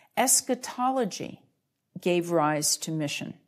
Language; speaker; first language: English; native; English